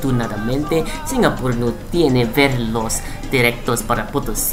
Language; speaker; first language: Spanish; non-native, learner; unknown